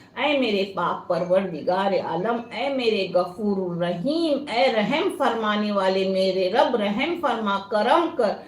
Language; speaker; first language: Hindi; non-native, local second language; Konkani